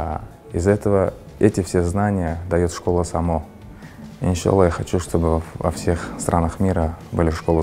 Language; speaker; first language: Russian; non-native, local second language; Uzbek